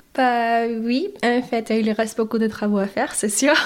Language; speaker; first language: French; non-native, fluent; English